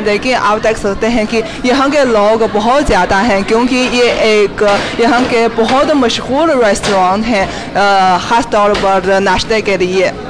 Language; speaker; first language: Hindi; non-native, fluent; Chinese